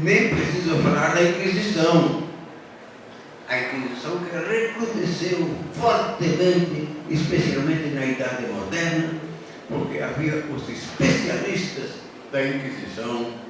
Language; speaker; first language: Portuguese; native; Portuguese